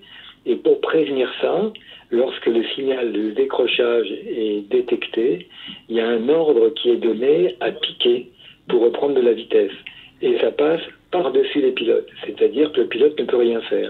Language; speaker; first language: French; native; French